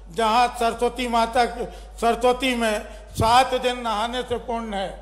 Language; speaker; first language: Hindi; native; Hindi